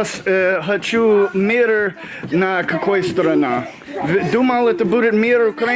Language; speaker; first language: Russian; non-native, learner; English